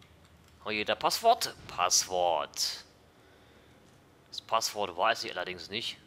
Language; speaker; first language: German; native; German